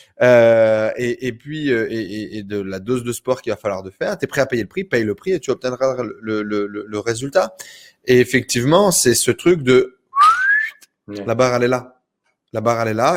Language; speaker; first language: French; native; French